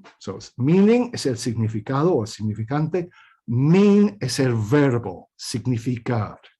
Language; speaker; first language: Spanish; non-native, fluent; English